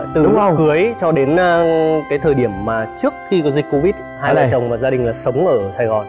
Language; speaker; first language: Vietnamese; native; Vietnamese